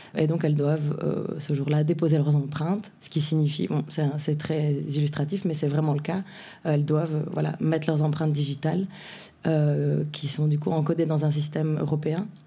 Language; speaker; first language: French; native; French